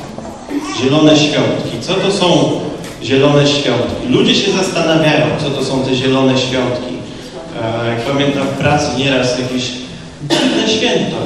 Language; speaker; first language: Polish; native; Polish